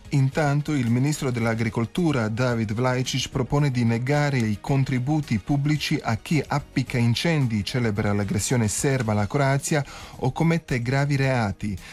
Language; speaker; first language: Italian; native; Italian